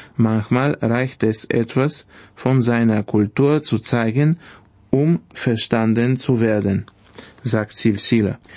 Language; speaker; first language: German; non-native, fluent; Bulgarian